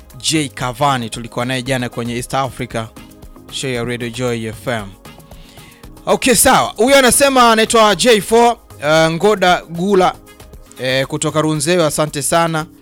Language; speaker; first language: Swahili; native; Swahili